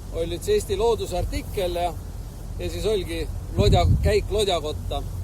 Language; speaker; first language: Estonian; native; Estonian